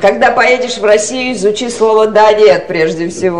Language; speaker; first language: Russian; native; Russian